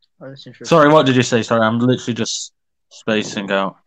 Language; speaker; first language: English; native; English